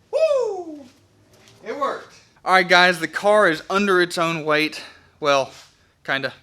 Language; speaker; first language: English; native; English